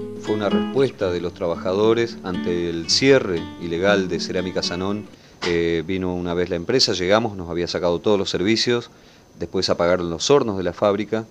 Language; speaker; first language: Spanish; native; Spanish